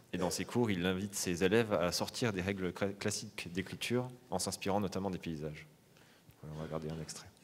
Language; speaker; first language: French; native; French